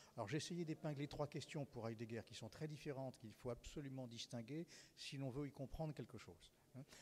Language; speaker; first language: French; native; French